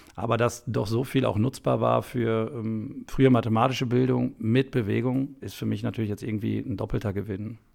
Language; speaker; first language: German; native; German